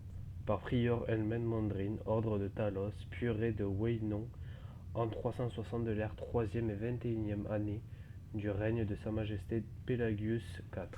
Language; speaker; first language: French; native; French